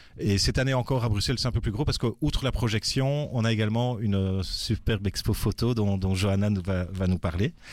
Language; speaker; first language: French; native; French